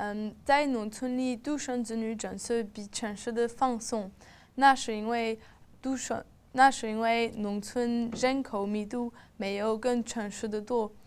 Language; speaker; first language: Chinese; non-native, learner; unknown